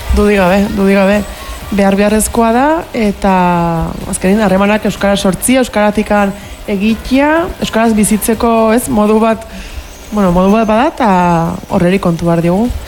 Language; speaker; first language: Basque; native; Basque